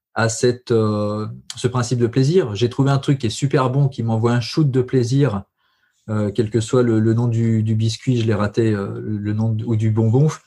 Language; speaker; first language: French; native; French